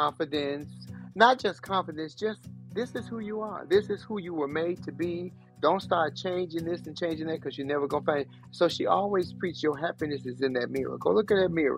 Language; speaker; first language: English; native; English